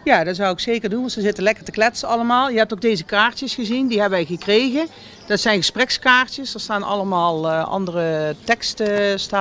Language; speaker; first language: Dutch; native; Dutch